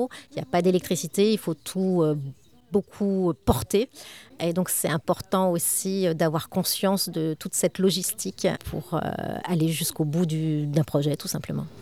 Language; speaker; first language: French; native; French